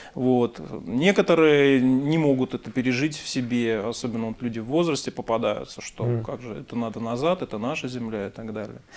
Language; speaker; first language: Russian; native; Russian